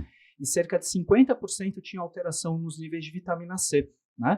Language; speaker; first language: Portuguese; native; Portuguese